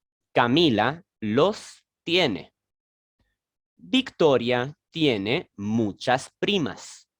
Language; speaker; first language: Spanish; non-native, learner; French